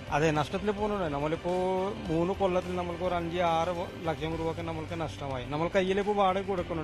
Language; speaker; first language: Malayalam; non-native, local second language; Hindi